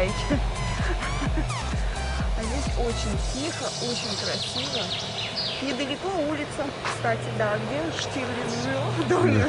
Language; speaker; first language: Russian; native; Russian